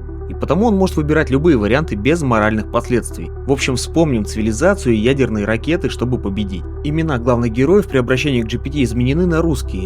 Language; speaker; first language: Russian; native; Russian